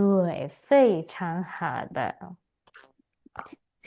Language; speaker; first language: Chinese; non-native, fluent; Indonesian